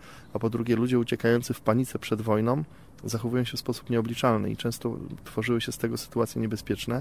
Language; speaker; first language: Polish; native; Polish